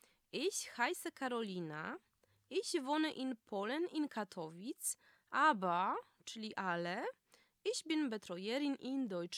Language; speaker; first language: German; non-native, fluent; Polish